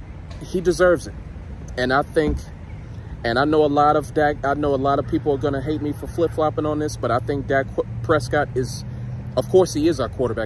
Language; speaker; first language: English; native; English